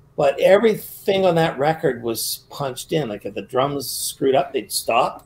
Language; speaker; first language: English; native; English